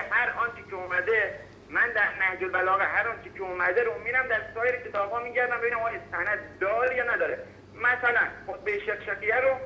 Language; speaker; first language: Persian; native; Persian